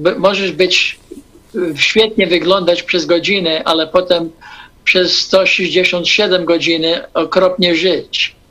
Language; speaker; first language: Polish; early bilingual, heritage; English